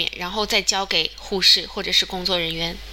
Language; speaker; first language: Chinese; non-native, fluent; Japanese